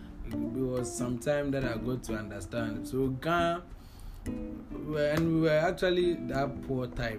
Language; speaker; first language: English; non-native, local second language; Akan